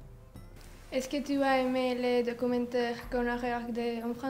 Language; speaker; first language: French; non-native, fluent; Spanish